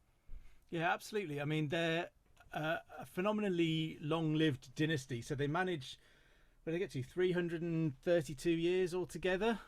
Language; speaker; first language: English; native; English